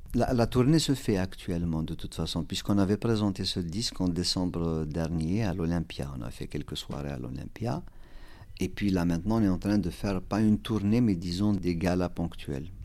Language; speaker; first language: French; non-native, local second language; Kabyle